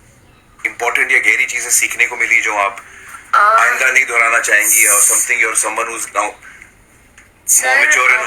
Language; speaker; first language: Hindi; native; Hindi